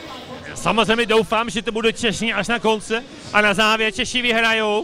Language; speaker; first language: Czech; early bilingual, heritage; Czech